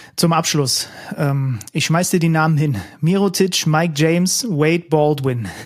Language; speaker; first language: German; native; German